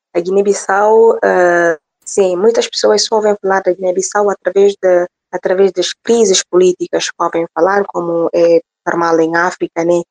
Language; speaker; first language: Portuguese; non-native, local second language; Upper Guinea Crioulo